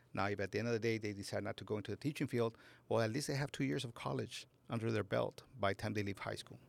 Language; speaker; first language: English; native; English